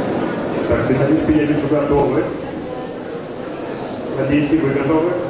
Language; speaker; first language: Russian; native; Russian